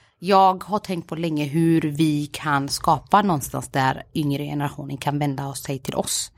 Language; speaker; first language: Swedish; native; Swedish